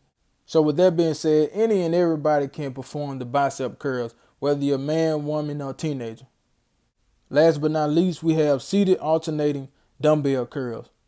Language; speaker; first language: English; native; English